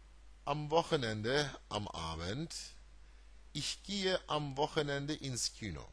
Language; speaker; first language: German; non-native, fluent; Turkish